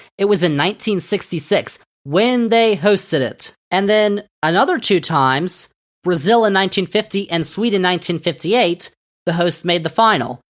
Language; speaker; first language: English; native; English